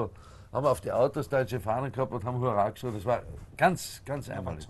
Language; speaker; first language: German; native; German